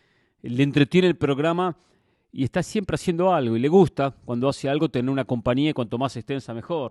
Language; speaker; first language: Spanish; native; Spanish